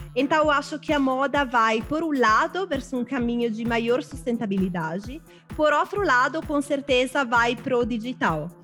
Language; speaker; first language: Portuguese; non-native, fluent; Italian